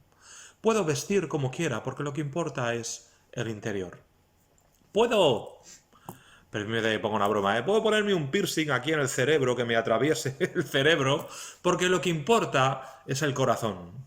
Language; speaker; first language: Spanish; native; Spanish